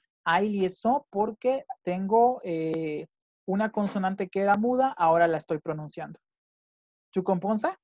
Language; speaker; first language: Spanish; native; Spanish